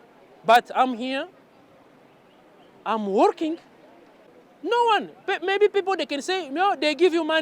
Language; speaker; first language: English; non-native, learner; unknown